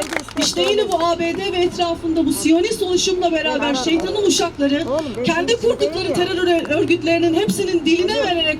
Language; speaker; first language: Turkish; native; Turkish